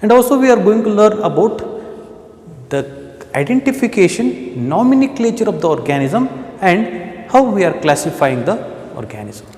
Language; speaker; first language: English; non-native, local second language; Kannada